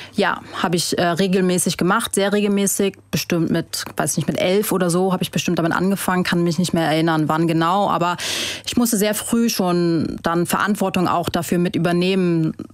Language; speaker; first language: German; early bilingual, other home language; Vietnamese